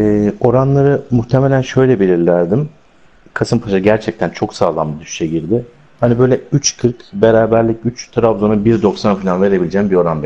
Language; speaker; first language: Turkish; native; Turkish